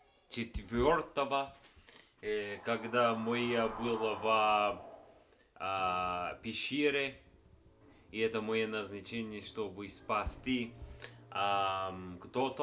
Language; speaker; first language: Russian; non-native, learner; English